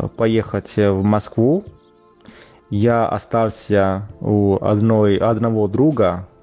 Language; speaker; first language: Russian; non-native, fluent; Italian